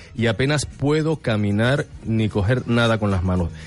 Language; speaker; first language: Spanish; native; Spanish